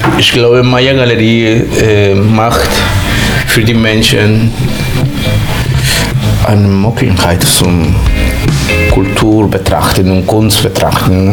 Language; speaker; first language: German; non-native, learner; Spanish